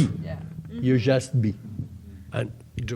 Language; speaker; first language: English; non-native, learner; Catalan